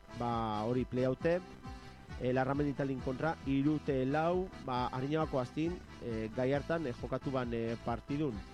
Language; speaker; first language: Basque; native; Basque